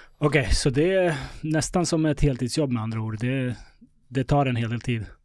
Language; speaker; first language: Swedish; early bilingual, other home language; Serbian